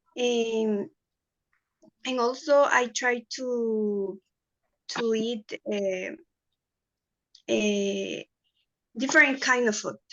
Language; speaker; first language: English; non-native, learner; Spanish